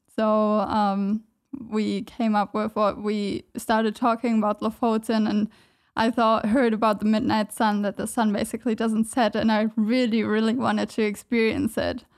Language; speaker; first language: English; non-native, fluent; German